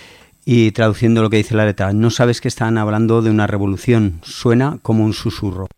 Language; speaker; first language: Spanish; native; Spanish